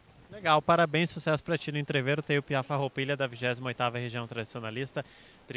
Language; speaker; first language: Portuguese; native; Portuguese